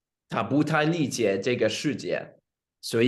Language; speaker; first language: Chinese; non-native, fluent; English